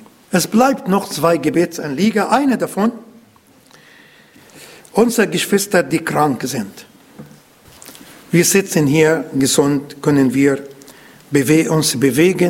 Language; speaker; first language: German; non-native, learner; Arabic